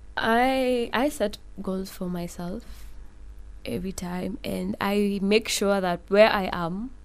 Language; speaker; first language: English; non-native, local second language; Swahili